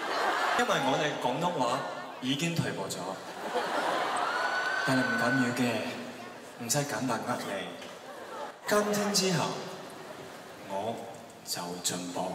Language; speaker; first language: Cantonese; non-native, learner; Chinese